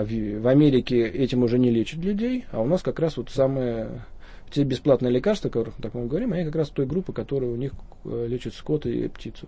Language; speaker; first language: Russian; native; Russian